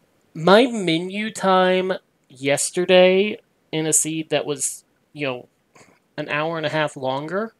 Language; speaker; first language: English; native; English